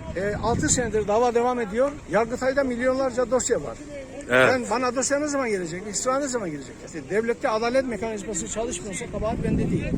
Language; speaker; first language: Turkish; native; Turkish